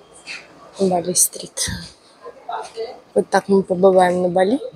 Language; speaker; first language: Russian; native; Russian